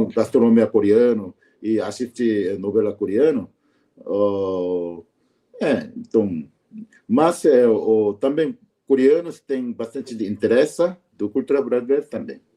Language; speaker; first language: Portuguese; non-native, learner; Korean